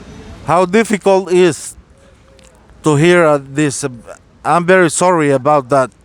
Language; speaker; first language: English; non-native, learner; Spanish